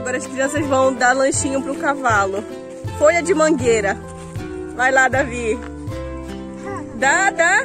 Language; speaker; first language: Portuguese; native; Portuguese